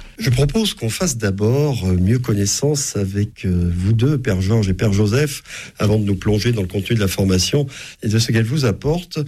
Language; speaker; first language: French; native; French